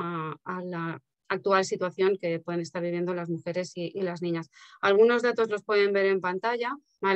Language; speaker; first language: Spanish; native; Spanish